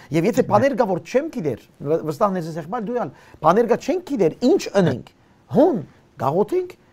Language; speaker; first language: Armenian; early bilingual, heritage; Armenian